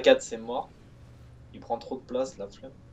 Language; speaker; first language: French; native; French